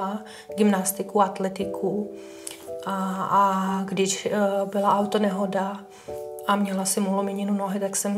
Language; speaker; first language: Czech; non-native, fluent; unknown